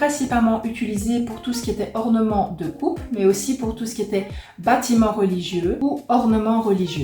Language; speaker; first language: French; native; French